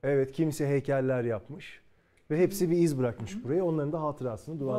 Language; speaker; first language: Turkish; native; Turkish